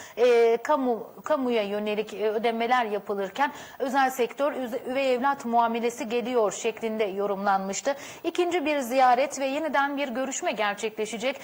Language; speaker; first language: Turkish; native; Turkish